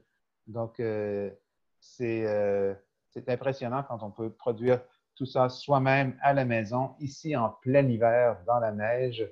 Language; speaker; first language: French; native; French